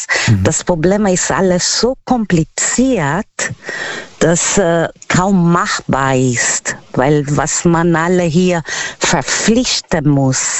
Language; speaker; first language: German; non-native, learner; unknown